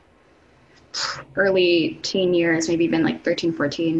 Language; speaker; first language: English; non-native, local second language; Filipino